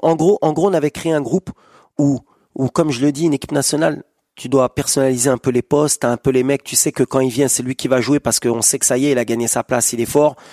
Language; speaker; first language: French; native; French